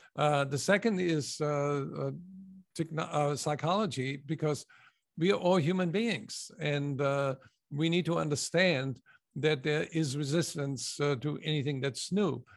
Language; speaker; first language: English; non-native, fluent; German